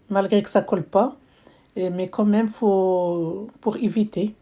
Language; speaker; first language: French; non-native, local second language; Arabic